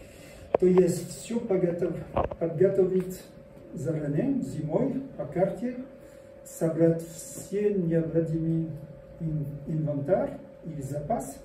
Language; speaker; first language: Russian; non-native, learner; French